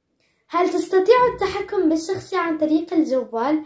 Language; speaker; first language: Arabic; native; Arabic